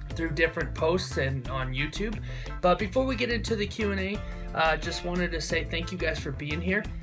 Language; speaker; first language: English; native; English